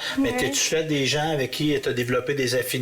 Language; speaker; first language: French; native; French